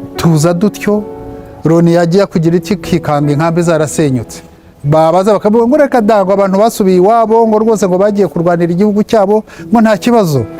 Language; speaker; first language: Kinyarwanda; early bilingual, heritage; Kinyarwanda